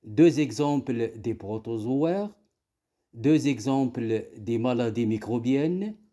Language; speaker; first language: French; non-native, local second language; Arabic